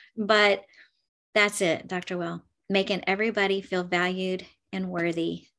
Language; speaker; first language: English; native; English